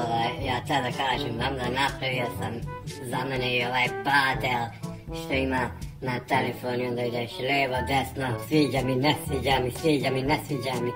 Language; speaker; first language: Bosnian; non-native, local second language; Hungarian